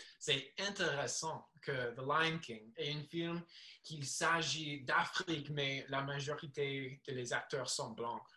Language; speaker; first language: French; non-native, learner; English